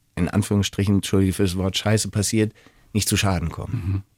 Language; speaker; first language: German; native; German